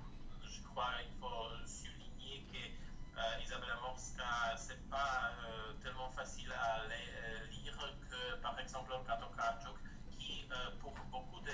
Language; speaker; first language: French; non-native, fluent; Polish